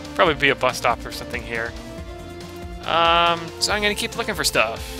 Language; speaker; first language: English; native; English